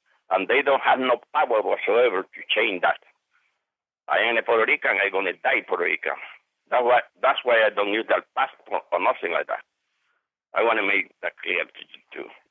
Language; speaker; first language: English; non-native, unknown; Spanish